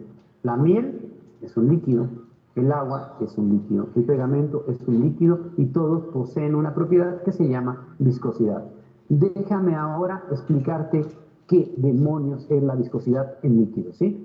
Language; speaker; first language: Spanish; native; Spanish